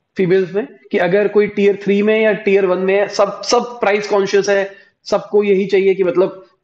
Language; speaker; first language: Hindi; native; Hindi